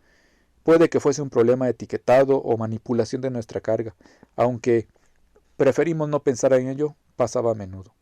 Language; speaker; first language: Spanish; native; Spanish